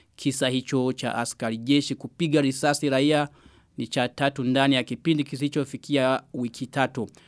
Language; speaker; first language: Swahili; non-native, local second language; Rundi